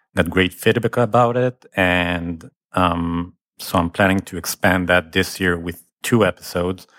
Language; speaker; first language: English; non-native, fluent; Hebrew